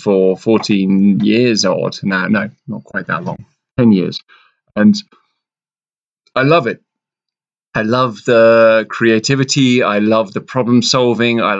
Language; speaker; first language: English; native; English